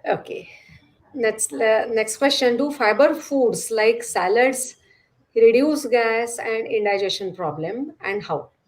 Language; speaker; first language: English; non-native, local second language; Marathi